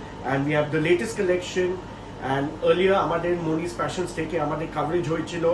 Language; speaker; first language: English; non-native, local second language; Bangla